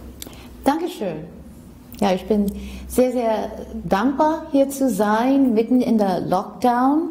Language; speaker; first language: German; non-native, fluent; English